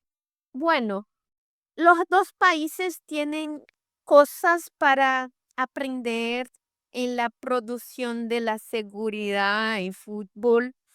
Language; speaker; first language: Spanish; non-native, fluent; Portuguese